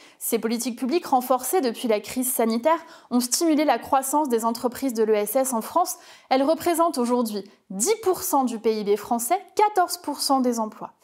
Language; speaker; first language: French; native; French